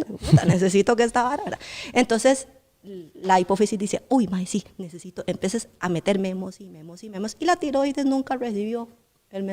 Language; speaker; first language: Spanish; native; Spanish